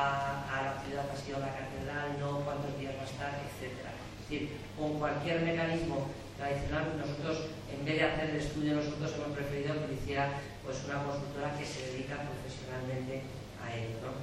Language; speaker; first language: Spanish; native; Spanish